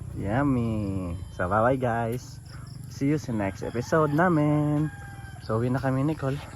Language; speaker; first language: Filipino; non-native, local second language; Cebuano